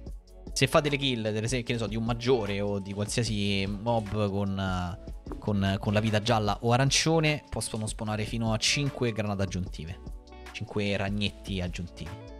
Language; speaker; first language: Italian; native; Italian